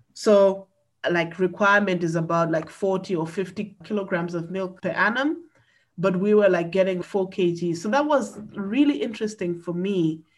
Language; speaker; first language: English; non-native, local second language; Nyanja